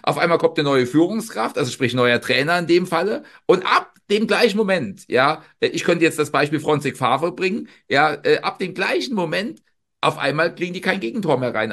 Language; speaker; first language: German; native; German